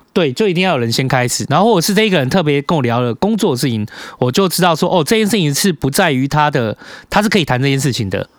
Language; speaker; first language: Chinese; native; Chinese